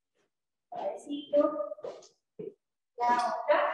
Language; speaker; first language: Spanish; native; Spanish